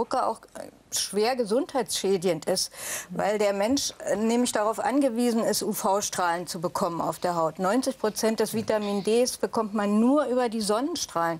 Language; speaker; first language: German; native; German